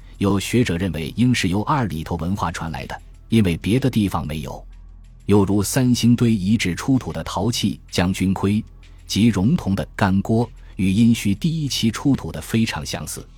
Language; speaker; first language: Chinese; native; Chinese